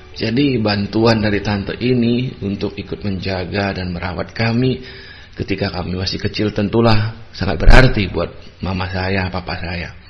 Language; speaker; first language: Indonesian; native; Indonesian